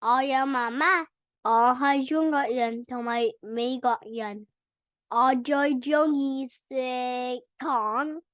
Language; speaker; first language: Cantonese; early bilingual, heritage; Cantonese